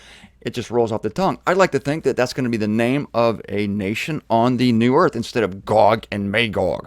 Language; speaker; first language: English; native; English